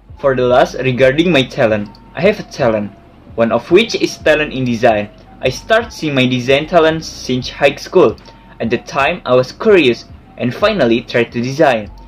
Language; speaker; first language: English; non-native, learner; Indonesian